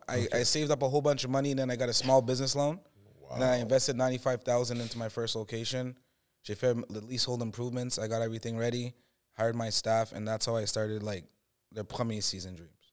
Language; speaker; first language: English; native; English